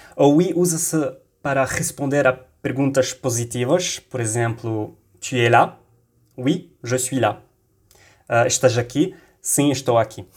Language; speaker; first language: Portuguese; non-native, fluent; Arabic